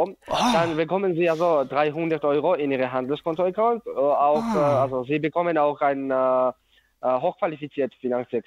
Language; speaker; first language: German; non-native, learner; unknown